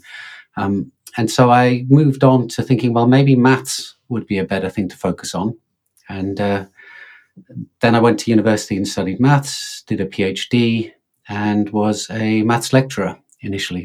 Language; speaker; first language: English; native; English